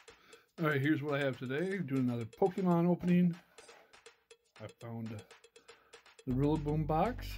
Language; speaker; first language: English; native; English